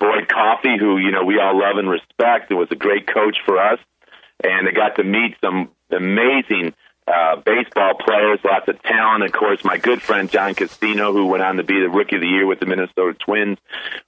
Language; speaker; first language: English; native; English